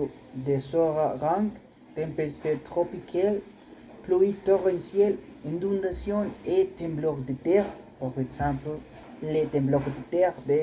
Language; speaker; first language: French; non-native, learner; Spanish